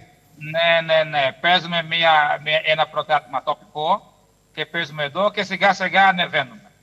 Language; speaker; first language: Greek; non-native, fluent; Portuguese